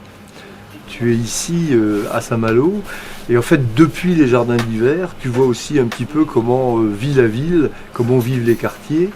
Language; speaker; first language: French; native; French